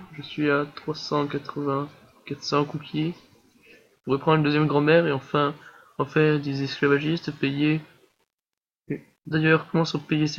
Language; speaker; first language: French; native; French